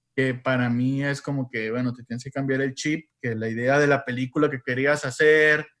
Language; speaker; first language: Spanish; native; Spanish